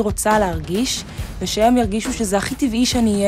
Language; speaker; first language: Hebrew; native; Hebrew